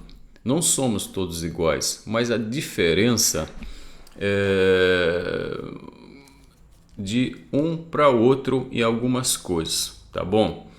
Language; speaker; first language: Portuguese; non-native, fluent; Arabic